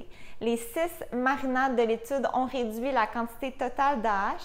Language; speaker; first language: French; native; French